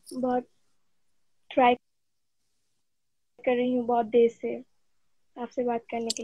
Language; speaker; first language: Hindi; non-native, learner; Bangla